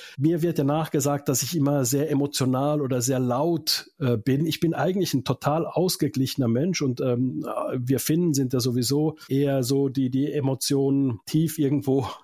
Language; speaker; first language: German; non-native, fluent; Finnish